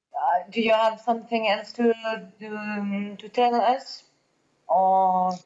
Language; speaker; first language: English; non-native, fluent; French